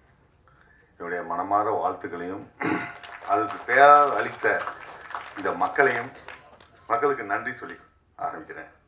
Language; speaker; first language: Tamil; native; Tamil